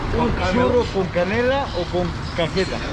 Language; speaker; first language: Spanish; native; Spanish